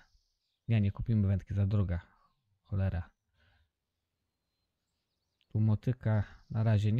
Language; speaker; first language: Polish; native; Polish